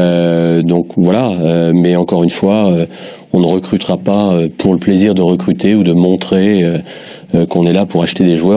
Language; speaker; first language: French; native; French